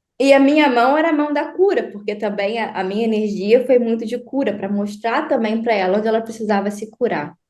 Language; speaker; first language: Portuguese; native; Portuguese